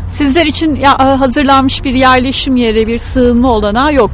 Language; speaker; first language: Turkish; native; Turkish